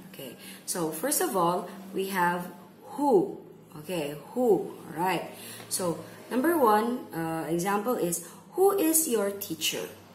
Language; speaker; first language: English; non-native, fluent; Indonesian